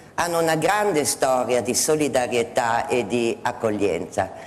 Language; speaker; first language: Italian; native; Italian